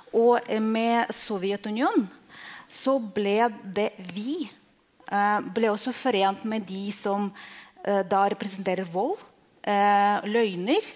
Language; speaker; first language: Norwegian; non-native, fluent; Russian